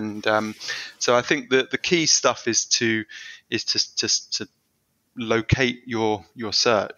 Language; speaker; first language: English; native; English